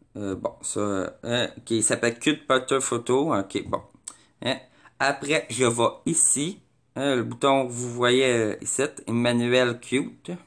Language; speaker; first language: French; native; French